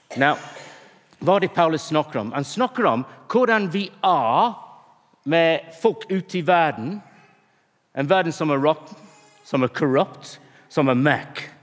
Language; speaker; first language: Norwegian; non-native, fluent; English